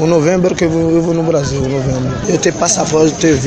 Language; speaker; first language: Portuguese; non-native, learner; Haitian Creole